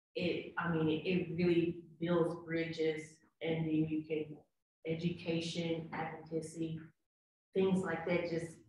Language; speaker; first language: English; native; English